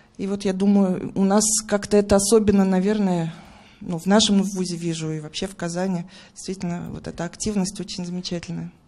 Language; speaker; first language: Russian; native; Russian